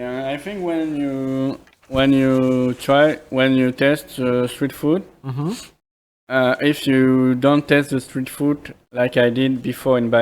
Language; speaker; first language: English; non-native, fluent; French